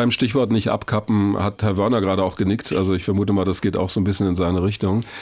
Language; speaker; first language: German; native; German